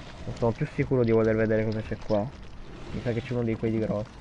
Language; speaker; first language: Italian; native; Italian